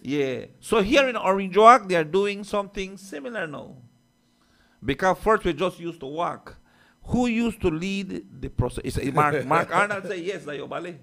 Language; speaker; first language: English; native; English